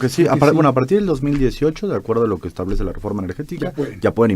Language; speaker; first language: Spanish; native; Spanish